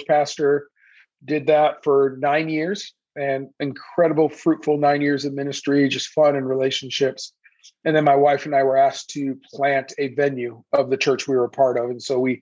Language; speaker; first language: English; early bilingual, other home language; Persian